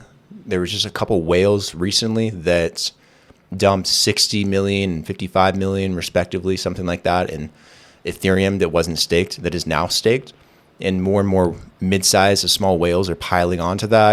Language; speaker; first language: English; native; English